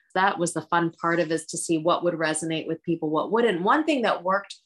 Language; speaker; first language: English; early bilingual, other home language; Hindi